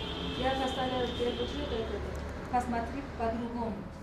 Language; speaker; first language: Russian; non-native, learner; Persian